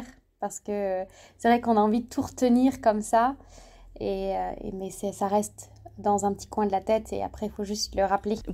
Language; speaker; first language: French; native; French